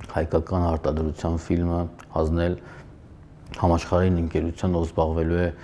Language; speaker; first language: Armenian; native; Armenian